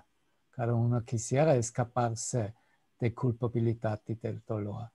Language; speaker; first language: Spanish; non-native, fluent; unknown